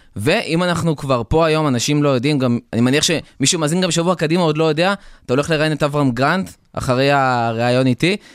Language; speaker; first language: Hebrew; native; Hebrew